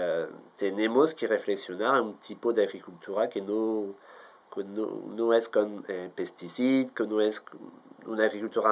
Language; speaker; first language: Spanish; non-native, fluent; French